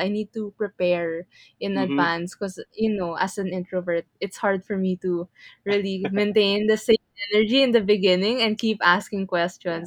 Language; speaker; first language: English; non-native, local second language; Filipino